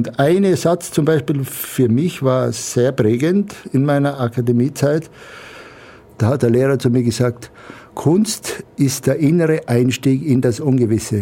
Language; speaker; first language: German; native; German